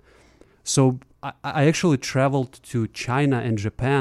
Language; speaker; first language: English; non-native, fluent; Russian